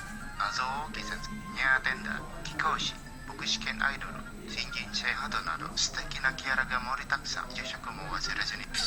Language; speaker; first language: Japanese; non-native, learner; Indonesian